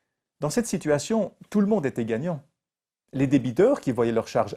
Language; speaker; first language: French; native; French